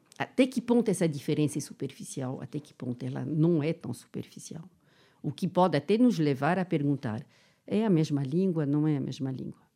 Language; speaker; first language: Portuguese; non-native, fluent; French